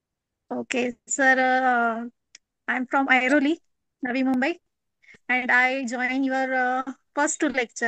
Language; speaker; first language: English; non-native, learner; Marathi